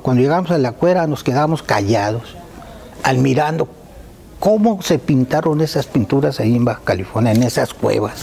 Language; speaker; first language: Spanish; native; Spanish